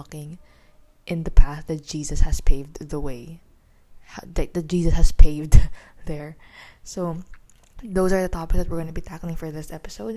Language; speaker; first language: English; non-native, local second language; Filipino